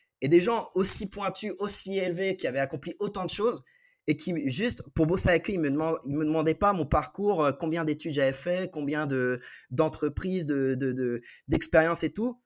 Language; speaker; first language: French; native; French